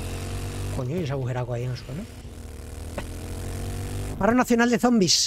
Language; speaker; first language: Spanish; native; Spanish